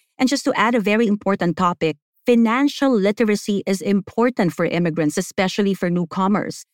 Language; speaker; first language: English; non-native, local second language; Filipino